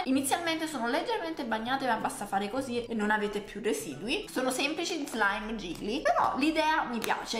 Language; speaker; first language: Italian; native; Italian